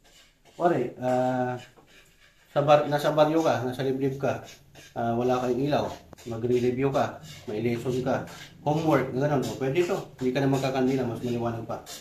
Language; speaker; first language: Filipino; native; Filipino